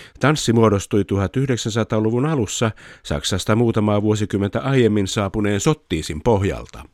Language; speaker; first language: Finnish; native; Finnish